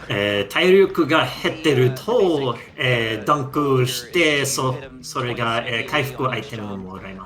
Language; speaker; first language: Japanese; non-native, learner; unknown